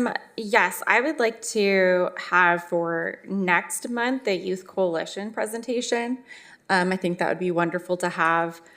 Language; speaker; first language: English; native; English